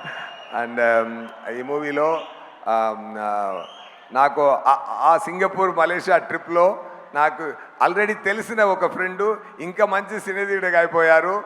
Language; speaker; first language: Telugu; non-native, learner; Tamil